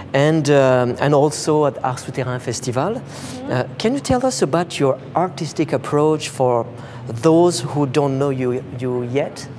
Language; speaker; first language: English; non-native, fluent; French